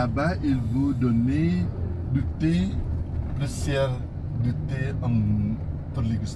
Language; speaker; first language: French; non-native, learner; Indonesian